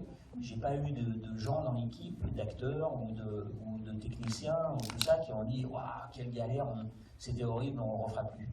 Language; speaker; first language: French; native; French